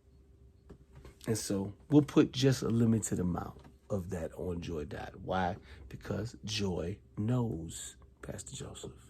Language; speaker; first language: English; native; English